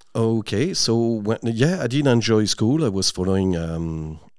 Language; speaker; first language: English; non-native, fluent; French